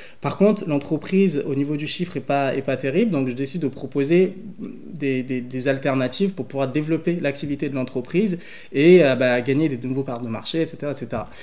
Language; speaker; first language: French; early bilingual, other home language; English